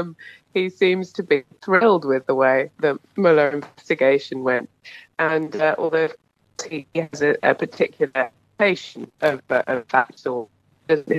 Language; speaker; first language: English; native; English